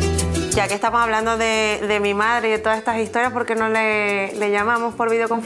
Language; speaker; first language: Spanish; native; Spanish